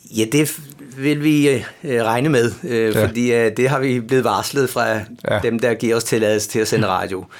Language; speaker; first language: Danish; native; Danish